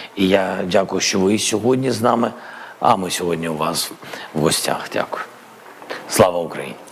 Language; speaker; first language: Ukrainian; non-native, local second language; Russian